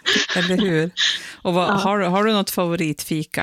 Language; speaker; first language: Swedish; native; Swedish